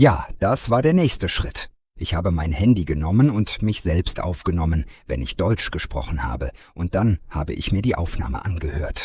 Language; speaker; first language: German; non-native, fluent; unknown